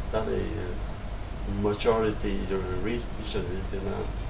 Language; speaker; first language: English; non-native, learner; Vietnamese